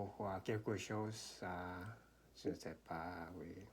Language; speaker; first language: French; non-native, learner; Korean